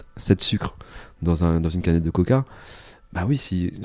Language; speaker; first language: French; native; French